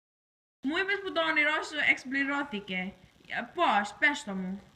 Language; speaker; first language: Greek; early bilingual, heritage; English